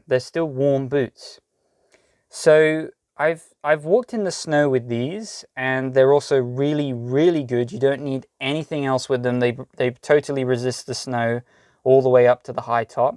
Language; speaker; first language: English; native; English